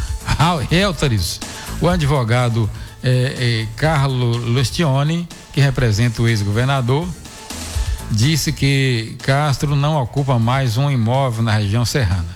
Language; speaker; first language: Portuguese; native; Portuguese